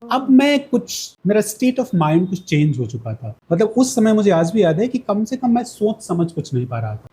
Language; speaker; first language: Hindi; native; Hindi